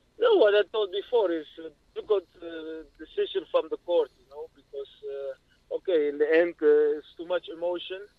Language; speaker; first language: English; non-native, learner; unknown